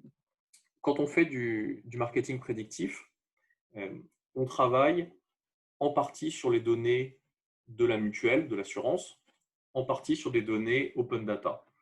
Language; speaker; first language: French; native; French